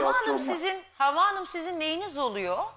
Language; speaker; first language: Turkish; native; Turkish